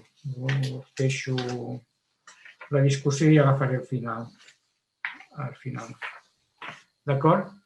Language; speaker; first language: Catalan; native; Catalan